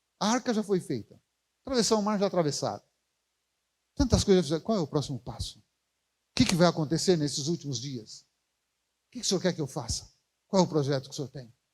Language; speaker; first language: Portuguese; native; Portuguese